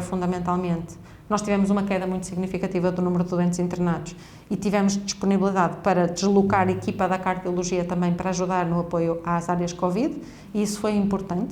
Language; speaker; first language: Portuguese; native; Portuguese